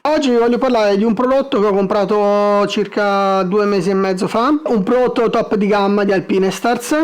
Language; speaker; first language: Italian; native; Italian